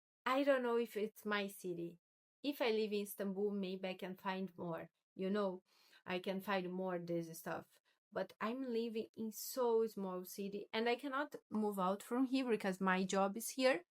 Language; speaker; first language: English; non-native, learner; Portuguese